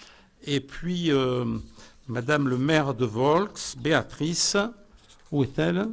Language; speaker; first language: French; native; French